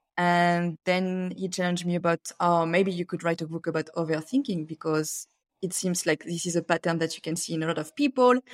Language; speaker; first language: English; non-native, fluent; French